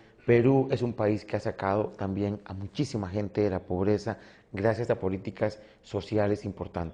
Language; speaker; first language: Spanish; native; Spanish